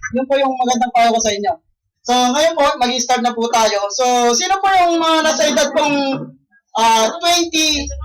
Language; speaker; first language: Filipino; non-native, local second language; Iloko